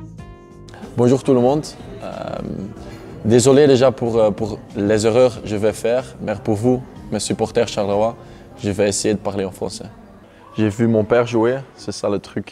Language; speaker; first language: French; non-native, local second language; Dutch